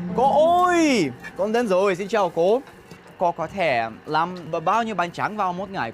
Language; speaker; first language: Vietnamese; non-native, fluent; Russian